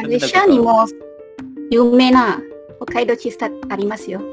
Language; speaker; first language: Japanese; non-native, learner; Malay